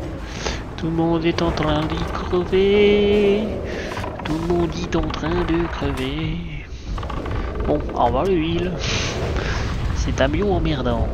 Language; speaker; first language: French; native; French